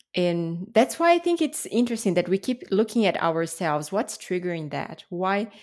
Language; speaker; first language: English; non-native, fluent; Portuguese